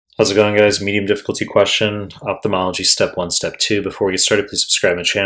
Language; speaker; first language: English; native; English